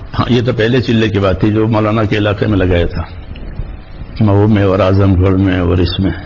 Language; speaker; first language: Urdu; non-native, local second language; Gujarati